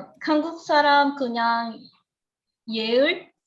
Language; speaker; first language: Korean; non-native, learner; Vietnamese